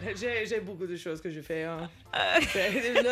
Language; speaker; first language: French; non-native, learner; English